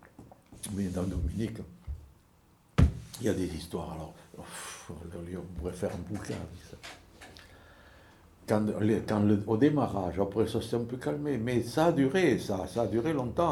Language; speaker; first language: French; native; French